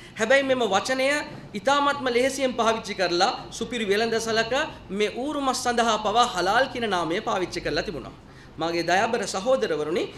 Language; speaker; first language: Sinhala; non-native, local second language; Tamil